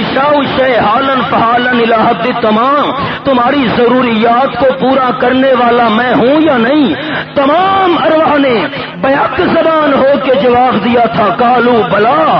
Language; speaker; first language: Urdu; non-native, local second language; Pashto